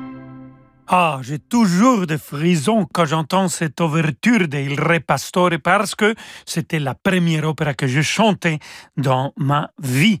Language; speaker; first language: French; non-native, fluent; Spanish